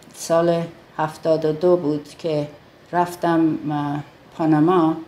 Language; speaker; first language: Persian; native; Persian